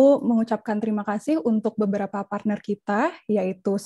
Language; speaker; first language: Indonesian; native; Indonesian